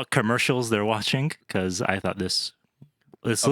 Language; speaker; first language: English; native; English